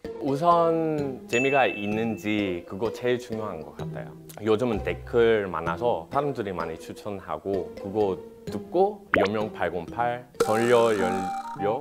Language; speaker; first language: Korean; non-native, fluent; English